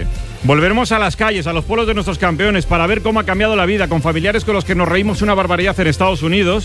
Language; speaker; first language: Spanish; native; Spanish